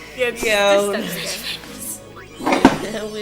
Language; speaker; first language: Welsh; non-native, local second language; English